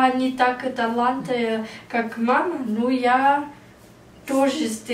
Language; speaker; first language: Russian; early bilingual, heritage; German